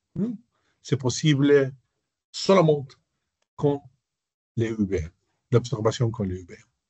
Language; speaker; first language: French; non-native, learner; Spanish